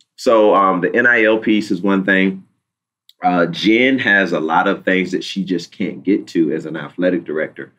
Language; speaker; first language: English; native; English